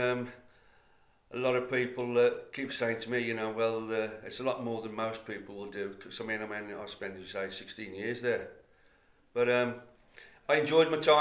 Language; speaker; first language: English; native; English